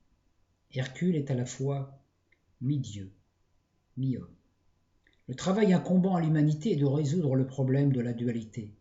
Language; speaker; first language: French; native; French